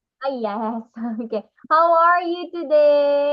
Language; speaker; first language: English; non-native, local second language; Filipino